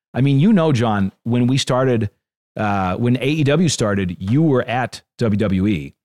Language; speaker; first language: English; native; English